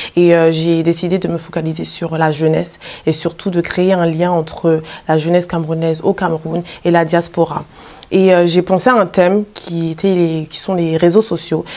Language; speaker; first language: French; native; French